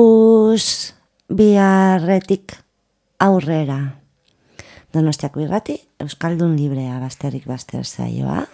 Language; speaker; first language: Basque; non-native, local second language; Spanish